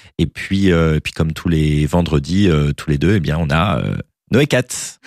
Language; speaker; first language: French; native; French